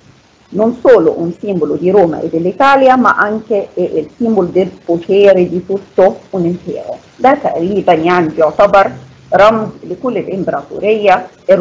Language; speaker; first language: Italian; non-native, fluent; Arabic